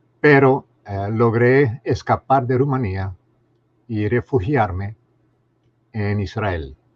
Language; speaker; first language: Spanish; non-native, fluent; Romanian